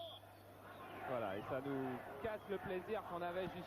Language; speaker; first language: French; native; French